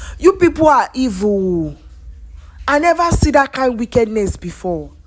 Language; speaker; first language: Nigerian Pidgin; non-native, local second language; Yoruba